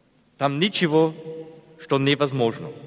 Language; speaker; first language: Russian; non-native, learner; German